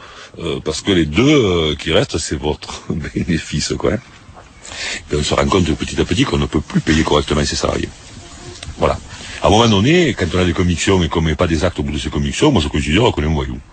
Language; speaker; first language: French; native; French